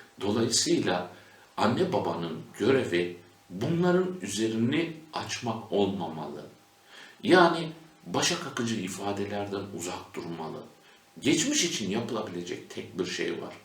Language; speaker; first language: Turkish; native; Turkish